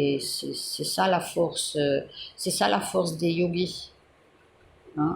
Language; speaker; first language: French; native; French